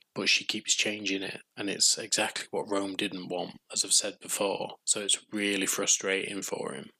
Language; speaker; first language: English; native; English